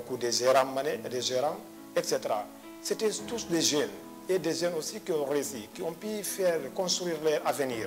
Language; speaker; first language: French; non-native, local second language; Fula